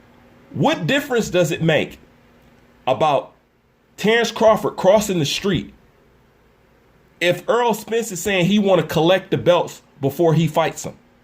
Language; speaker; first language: English; native; English